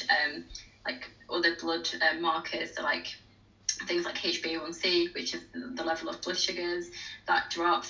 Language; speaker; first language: English; native; English